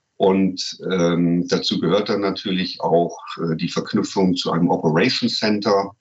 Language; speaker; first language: German; native; German